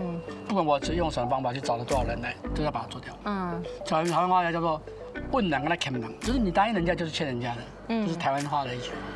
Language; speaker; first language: Chinese; native; Chinese